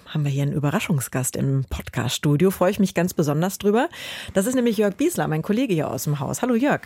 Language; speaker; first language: German; native; German